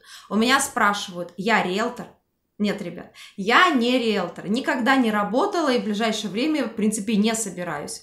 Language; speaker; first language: Russian; native; Russian